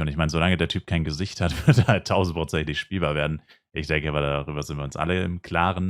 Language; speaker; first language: German; native; German